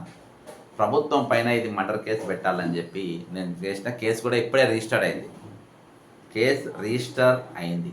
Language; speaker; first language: Telugu; native; Telugu